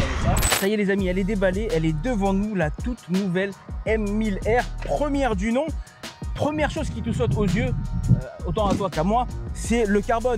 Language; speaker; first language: French; native; French